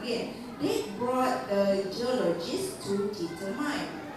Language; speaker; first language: English; non-native, local second language; Malay